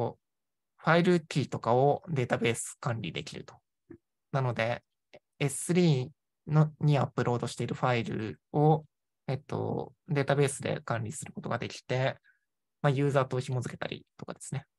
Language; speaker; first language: Japanese; native; Japanese